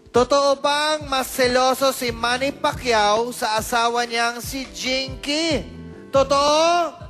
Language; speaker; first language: Filipino; native; Filipino